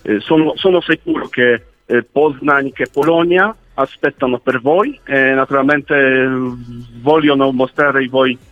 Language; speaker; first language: Italian; non-native, learner; Polish